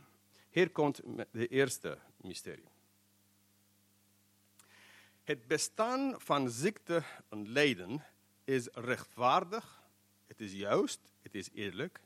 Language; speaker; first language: Dutch; non-native, fluent; English